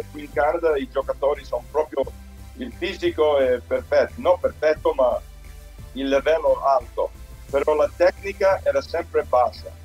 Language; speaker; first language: Italian; early bilingual, heritage; Italian